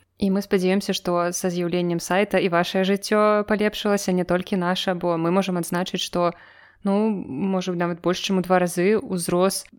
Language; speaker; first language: Belarusian; non-native, local second language; Russian